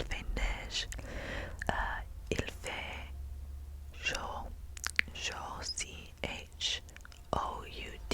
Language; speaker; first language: French; non-native, learner; English